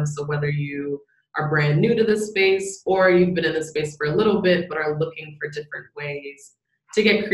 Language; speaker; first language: English; native; English